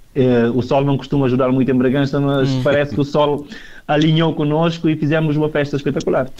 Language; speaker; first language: Portuguese; non-native, local second language; Kabuverdianu